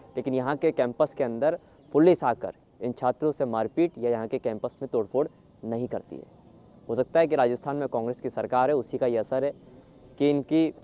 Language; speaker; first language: Hindi; native; Hindi